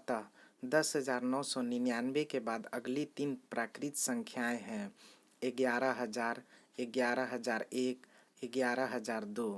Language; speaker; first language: Hindi; native; Hindi